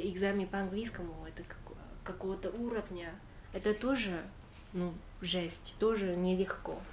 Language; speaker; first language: Russian; non-native, fluent; Chinese